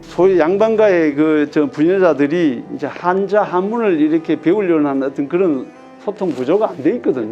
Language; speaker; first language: Korean; native; Korean